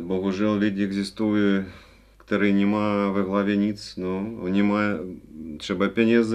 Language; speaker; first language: Czech; non-native, learner; Russian